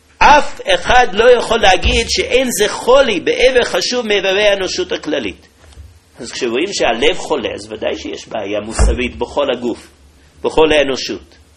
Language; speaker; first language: Hebrew; native; Hebrew